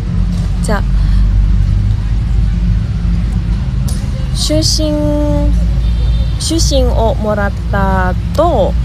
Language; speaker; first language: Japanese; non-native, learner; Indonesian